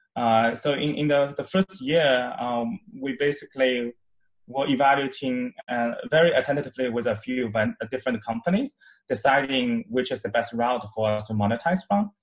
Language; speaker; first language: English; non-native, fluent; Chinese